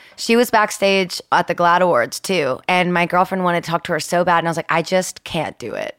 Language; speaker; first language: English; early bilingual, other home language; Spanish